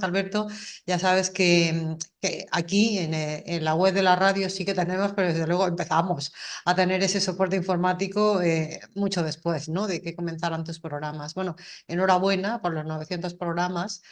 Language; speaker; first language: Spanish; native; Spanish